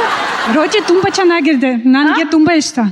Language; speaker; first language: Kannada; non-native, learner; Russian